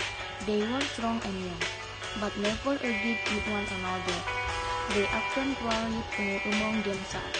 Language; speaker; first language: English; non-native, learner; Indonesian